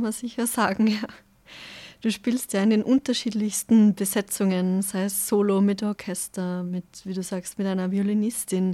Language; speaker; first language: German; native; German